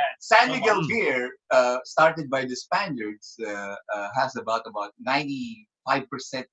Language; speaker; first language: English; non-native, local second language; Filipino